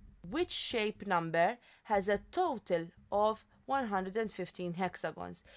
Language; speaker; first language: English; non-native, local second language; Maltese